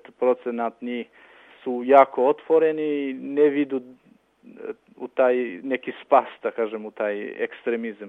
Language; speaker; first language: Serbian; non-native, local second language; Albanian